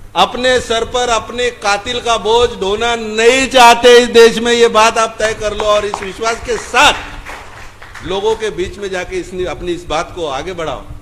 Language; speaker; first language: Hindi; non-native, local second language; Marathi